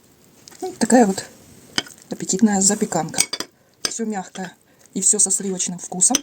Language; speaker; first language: Russian; native; Russian